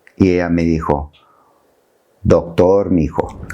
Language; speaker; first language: Spanish; early bilingual, heritage; Spanish